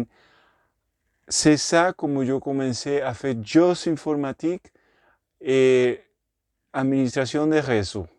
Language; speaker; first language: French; non-native, learner; Spanish